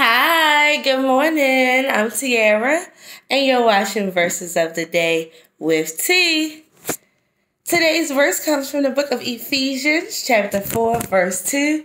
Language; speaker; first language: English; native; English